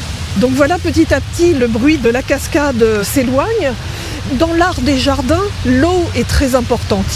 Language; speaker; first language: French; native; French